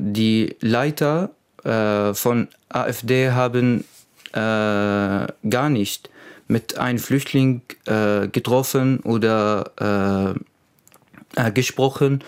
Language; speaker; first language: German; non-native, learner; Arabic